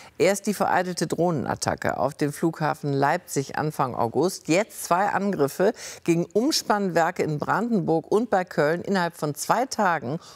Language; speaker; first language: German; native; German